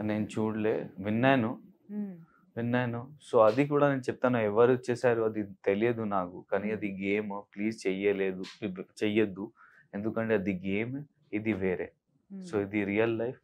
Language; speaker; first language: Telugu; non-native, local second language; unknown